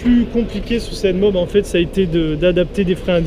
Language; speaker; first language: French; native; French